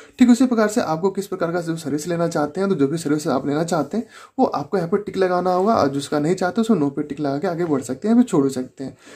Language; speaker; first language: Hindi; native; Hindi